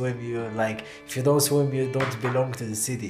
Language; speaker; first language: English; non-native, learner; Arabic